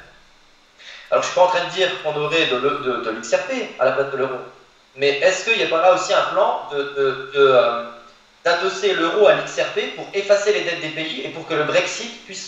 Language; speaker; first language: French; native; French